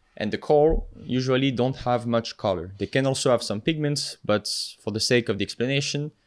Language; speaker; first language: English; non-native, fluent; French